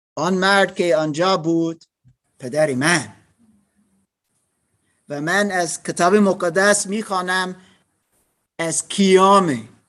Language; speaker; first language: Persian; non-native, learner; German